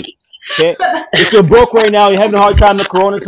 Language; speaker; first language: English; non-native, local second language; Swahili